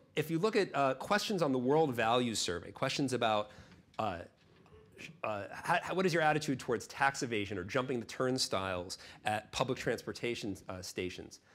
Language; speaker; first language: English; native; English